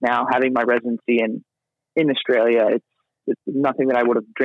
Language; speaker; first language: English; native; English